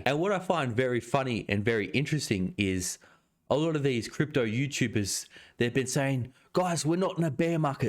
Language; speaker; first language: English; native; English